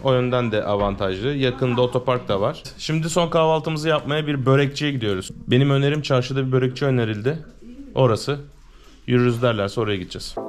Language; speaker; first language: Turkish; native; Turkish